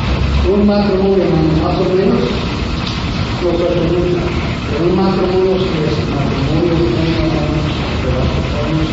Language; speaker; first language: Spanish; non-native, fluent; English